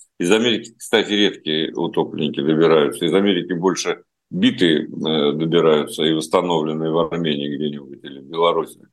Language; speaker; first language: Russian; native; Russian